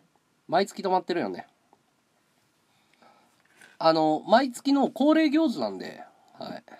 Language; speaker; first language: Japanese; native; Japanese